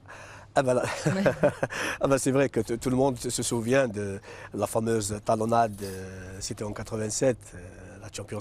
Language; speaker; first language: French; non-native, local second language; Arabic